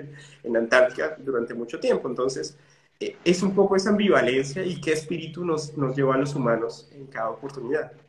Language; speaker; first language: Spanish; native; Spanish